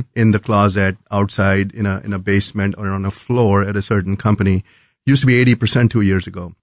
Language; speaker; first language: English; non-native, local second language; Hindi